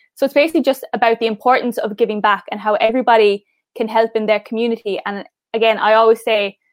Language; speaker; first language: English; native; English